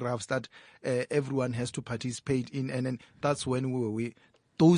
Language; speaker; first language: English; non-native, local second language; Northern Sotho